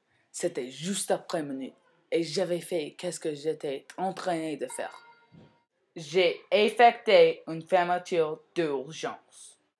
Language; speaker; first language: French; non-native, learner; English